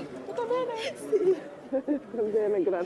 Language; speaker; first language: Italian; non-native, learner; Wolof